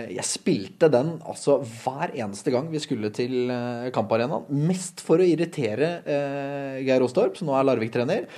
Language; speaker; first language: Norwegian; native; Norwegian